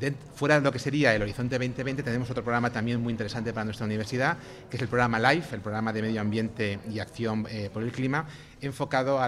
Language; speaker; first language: Spanish; native; Spanish